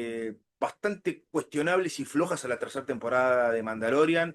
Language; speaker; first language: Spanish; native; Spanish